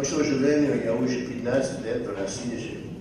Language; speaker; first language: Russian; non-native, fluent; English